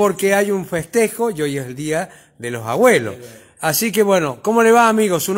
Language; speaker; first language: Spanish; native; Spanish